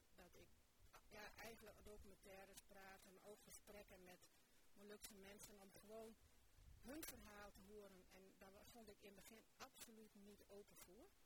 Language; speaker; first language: Dutch; native; Dutch